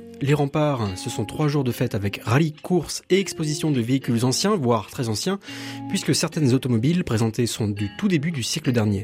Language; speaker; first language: French; native; French